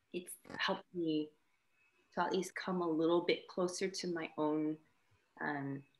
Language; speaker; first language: English; native; English